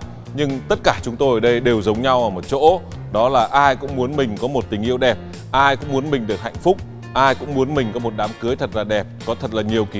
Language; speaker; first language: Vietnamese; native; Vietnamese